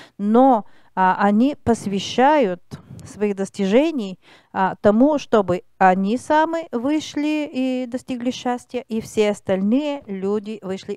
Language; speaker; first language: Russian; non-native, learner; Bulgarian